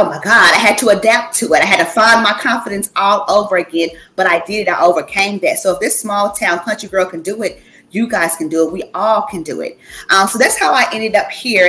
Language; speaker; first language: English; native; English